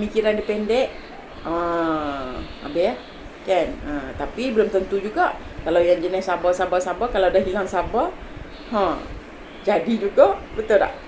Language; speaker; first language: Malay; native; Malay